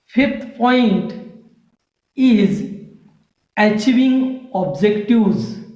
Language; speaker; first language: English; non-native, local second language; Marathi